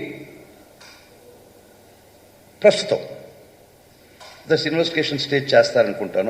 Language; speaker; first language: Telugu; native; Telugu